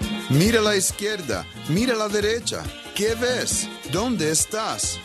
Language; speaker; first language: Spanish; early bilingual, heritage; Spanish